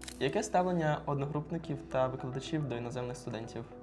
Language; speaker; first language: Ukrainian; native; Ukrainian